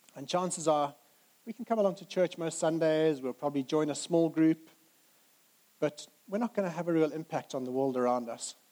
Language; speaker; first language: English; native; English